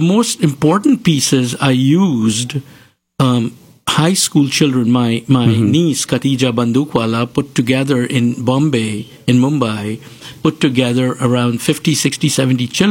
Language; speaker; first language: English; non-native, local second language; Gujarati